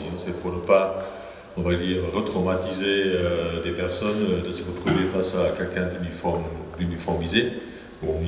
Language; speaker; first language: French; native; French